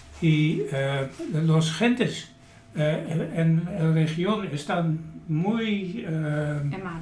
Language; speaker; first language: Spanish; non-native, learner; Dutch